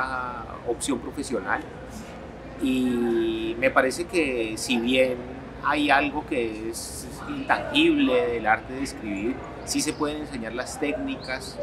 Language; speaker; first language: Spanish; native; Spanish